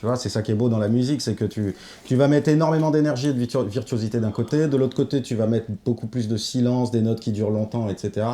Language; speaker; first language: French; native; French